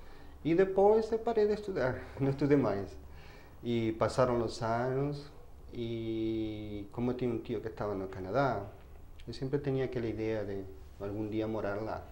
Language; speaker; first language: Portuguese; non-native, fluent; Spanish